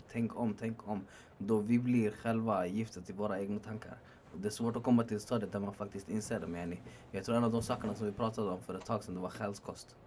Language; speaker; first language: Swedish; early bilingual, other home language; Arabic